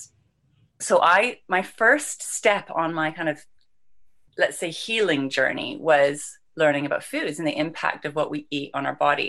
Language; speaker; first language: English; native; English